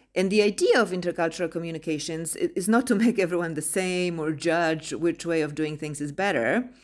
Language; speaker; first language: English; non-native, fluent; Polish